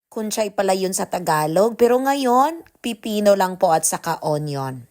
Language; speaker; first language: Filipino; native; Filipino